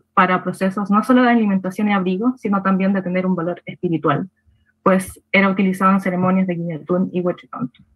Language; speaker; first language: Spanish; native; Spanish